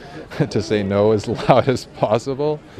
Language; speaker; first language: English; native; English